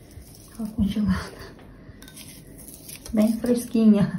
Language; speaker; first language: Portuguese; non-native, learner; Ukrainian